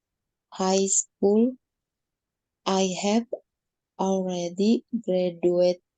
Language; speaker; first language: English; non-native, learner; Indonesian